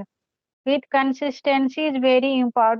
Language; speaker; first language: English; non-native, learner; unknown